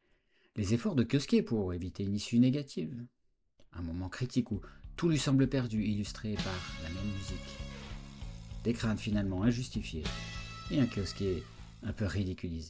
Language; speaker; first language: French; native; French